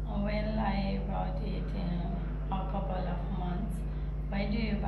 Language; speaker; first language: English; non-native, learner; Nepali